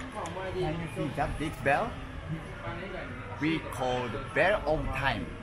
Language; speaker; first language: English; non-native, learner; Japanese